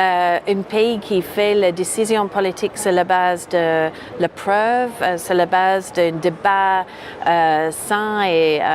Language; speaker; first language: French; non-native, fluent; English